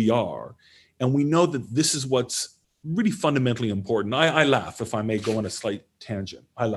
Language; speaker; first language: English; native; English